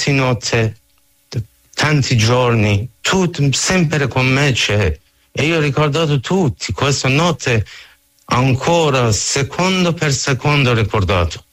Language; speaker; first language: Italian; non-native, learner; Persian